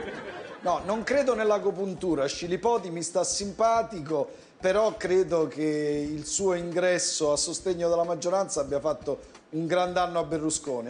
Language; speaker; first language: Italian; native; Italian